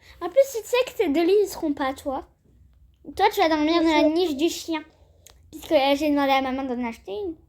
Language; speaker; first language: French; native; French